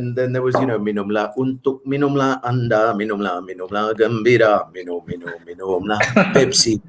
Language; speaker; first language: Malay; non-native, learner; English